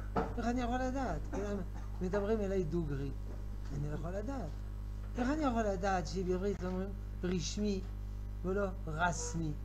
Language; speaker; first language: Hebrew; non-native, fluent; French